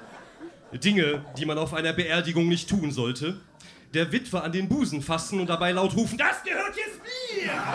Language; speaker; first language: German; native; German